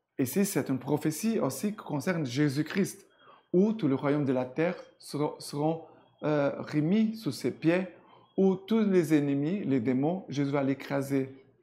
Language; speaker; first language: French; non-native, fluent; Portuguese